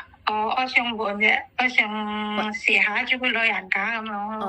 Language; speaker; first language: Cantonese; non-native, fluent; Indonesian